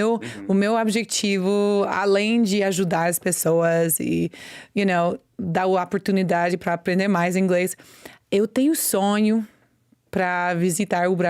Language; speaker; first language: Portuguese; non-native, learner; English